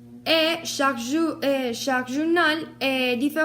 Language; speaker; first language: French; non-native, learner; Spanish